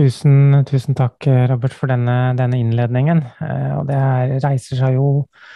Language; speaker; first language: Norwegian; native; Norwegian